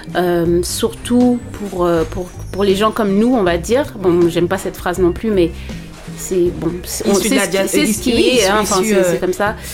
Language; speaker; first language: French; non-native, local second language; Lingala